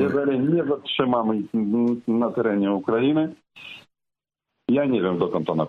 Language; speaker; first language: Polish; non-native, fluent; Ukrainian